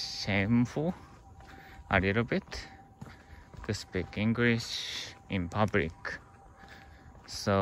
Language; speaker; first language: English; non-native, learner; Japanese